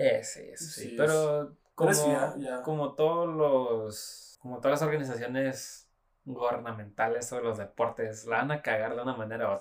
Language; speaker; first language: Spanish; native; Spanish